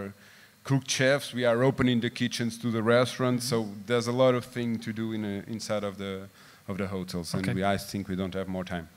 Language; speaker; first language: English; non-native, fluent; Portuguese